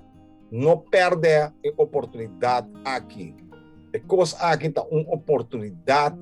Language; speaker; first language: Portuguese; non-native, learner; Papiamento